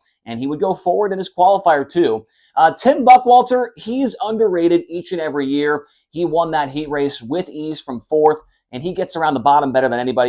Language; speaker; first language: English; native; English